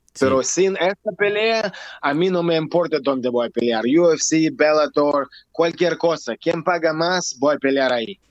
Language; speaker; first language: Spanish; non-native, learner; Russian